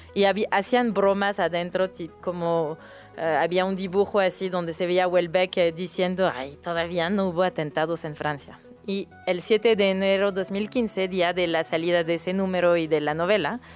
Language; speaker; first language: Spanish; non-native, fluent; French